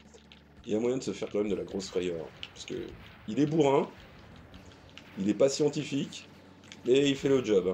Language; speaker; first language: French; native; French